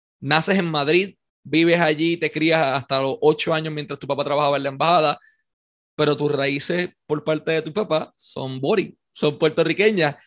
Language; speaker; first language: Spanish; native; Spanish